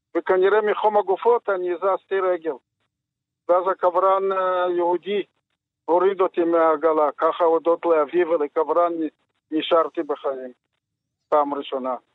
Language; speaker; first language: Hebrew; non-native, fluent; Yiddish